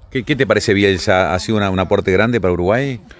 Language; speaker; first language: Spanish; native; Spanish